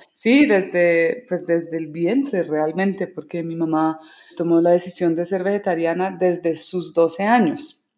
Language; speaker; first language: Spanish; early bilingual, other home language; English